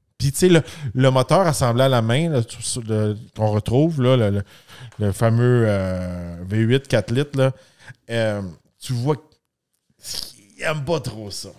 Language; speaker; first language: French; native; French